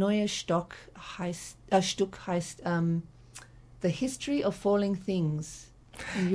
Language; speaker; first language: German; non-native, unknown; English